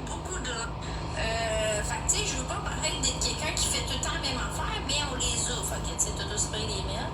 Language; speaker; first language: French; native; French